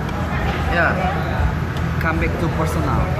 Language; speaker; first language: English; non-native, learner; Indonesian